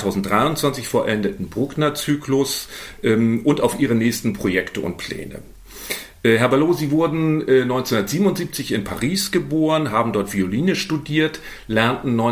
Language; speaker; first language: German; native; German